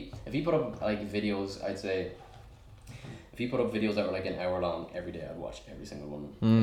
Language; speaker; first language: English; native; English